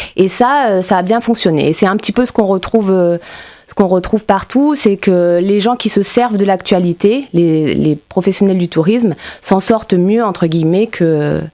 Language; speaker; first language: French; native; French